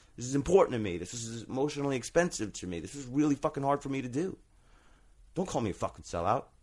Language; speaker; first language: English; native; English